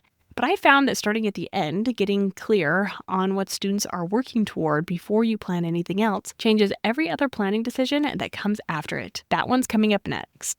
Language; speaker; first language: English; native; English